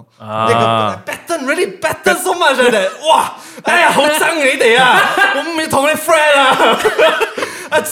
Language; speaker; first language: English; non-native, local second language; Min Nan Chinese